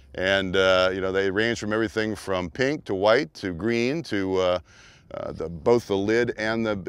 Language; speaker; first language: English; native; English